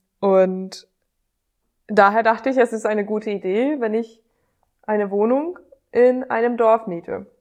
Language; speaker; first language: German; non-native, fluent; Hungarian